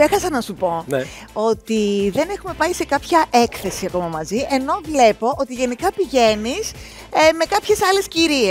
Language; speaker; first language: Greek; native; Greek